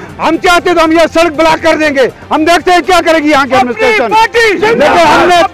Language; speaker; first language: Hindi; non-native, local second language; Kashmiri